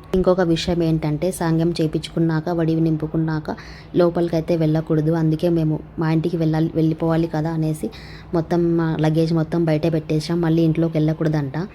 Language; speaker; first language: Telugu; non-native, local second language; Urdu